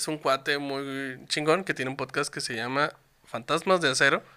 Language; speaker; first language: Spanish; native; Spanish